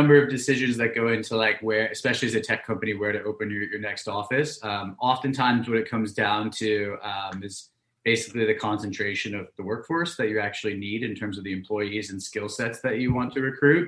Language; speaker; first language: English; native; English